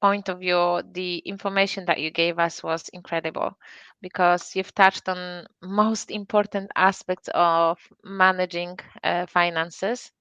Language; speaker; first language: English; non-native, fluent; Polish